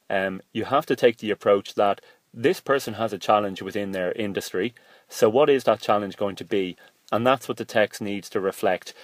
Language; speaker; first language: English; native; English